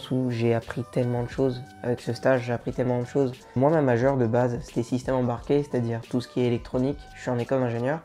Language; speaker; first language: French; native; French